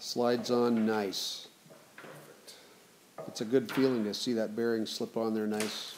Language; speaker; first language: English; native; English